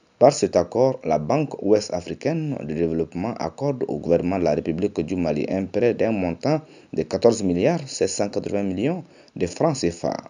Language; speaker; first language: French; non-native, local second language; Bambara